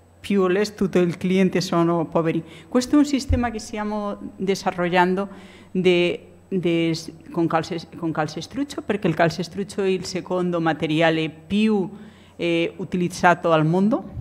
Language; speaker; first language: Italian; non-native, learner; Spanish